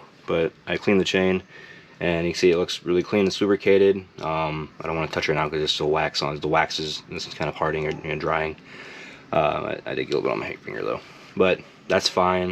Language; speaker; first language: English; native; English